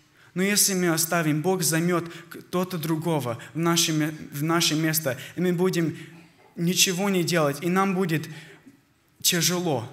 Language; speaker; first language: Russian; early bilingual, heritage; Russian